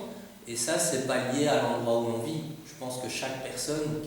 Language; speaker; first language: French; early bilingual, other home language; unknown